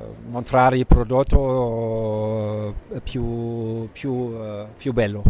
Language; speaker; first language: Italian; non-native, learner; German